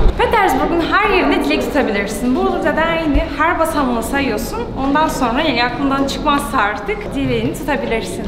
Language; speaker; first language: Turkish; non-native, fluent; Russian